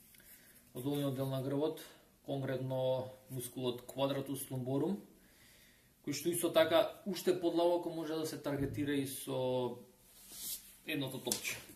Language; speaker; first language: Macedonian; native; Macedonian